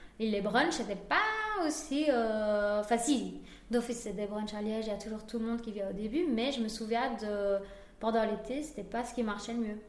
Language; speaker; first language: French; early bilingual, other home language; Spanish